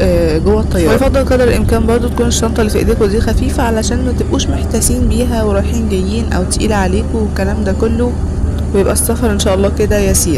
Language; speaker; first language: Arabic; native; Arabic